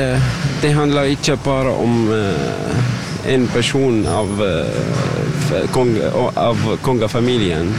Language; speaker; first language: Norwegian; non-native, fluent; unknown